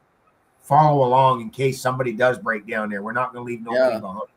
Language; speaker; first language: English; native; English